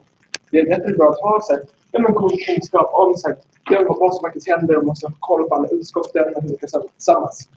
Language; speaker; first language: Swedish; native; Swedish